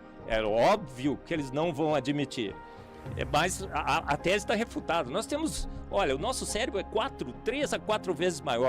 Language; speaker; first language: Portuguese; native; Portuguese